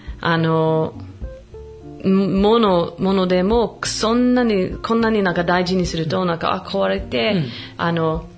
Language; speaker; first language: Japanese; non-native, fluent; English